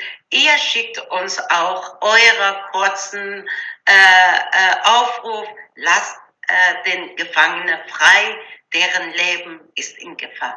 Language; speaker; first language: German; non-native, learner; Persian